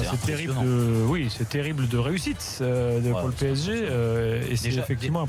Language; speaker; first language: French; native; French